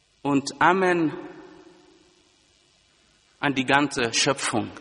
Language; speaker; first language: German; non-native, fluent; Lingala